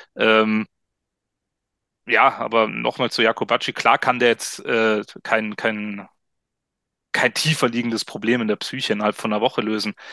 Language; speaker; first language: German; native; German